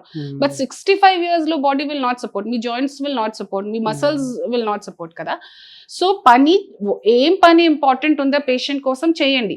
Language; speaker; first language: Telugu; non-native, local second language; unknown